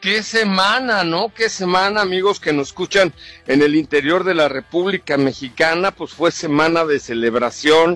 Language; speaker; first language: Spanish; native; Spanish